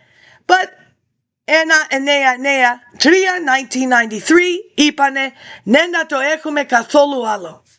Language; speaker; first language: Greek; early bilingual, heritage; English